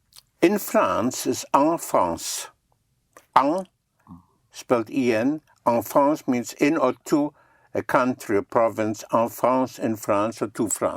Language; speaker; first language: French; non-native, fluent; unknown